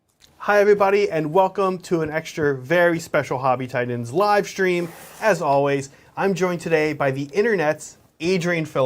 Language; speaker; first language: English; native; English